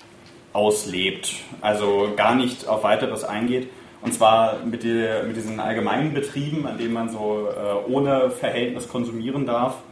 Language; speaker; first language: German; native; German